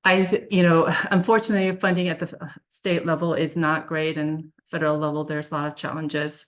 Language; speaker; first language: English; early bilingual, other home language; Korean